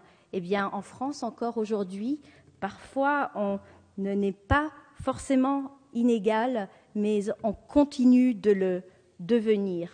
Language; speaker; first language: French; native; French